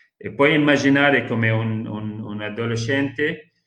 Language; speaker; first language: Italian; non-native, fluent; Arabic